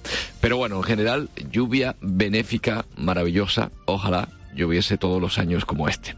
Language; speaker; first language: Spanish; native; Spanish